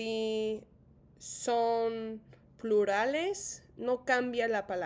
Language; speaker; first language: Spanish; non-native, fluent; English